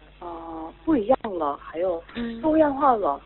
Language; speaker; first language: Chinese; non-native, fluent; Korean